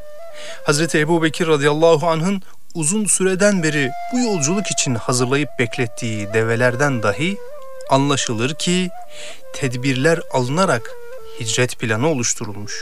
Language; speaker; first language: Turkish; native; Turkish